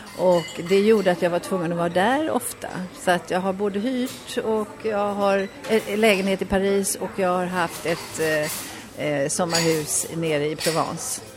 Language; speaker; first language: Swedish; native; Swedish